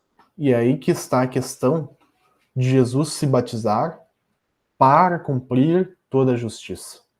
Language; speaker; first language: Portuguese; native; Portuguese